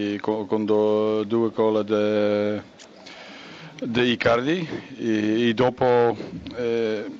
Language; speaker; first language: Italian; non-native, learner; Dutch